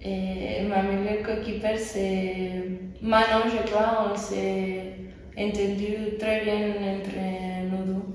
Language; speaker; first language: French; non-native, fluent; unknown